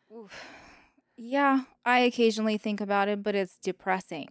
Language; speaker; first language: English; non-native, fluent; Russian